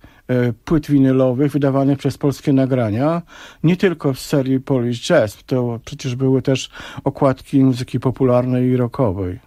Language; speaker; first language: Polish; native; Polish